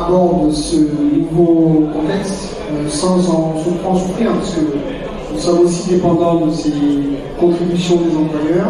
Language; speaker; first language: French; native; French